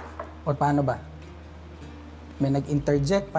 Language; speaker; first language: Filipino; native; Filipino